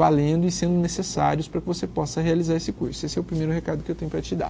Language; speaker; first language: Portuguese; native; Portuguese